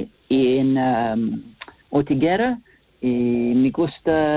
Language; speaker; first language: Spanish; non-native, learner; English